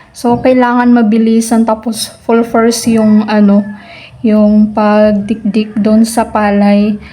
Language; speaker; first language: Filipino; non-native, local second language; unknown